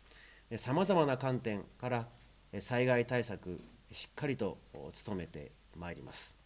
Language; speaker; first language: Japanese; native; Japanese